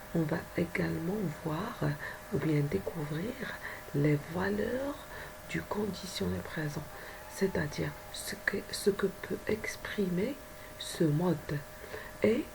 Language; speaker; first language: French; non-native, local second language; Arabic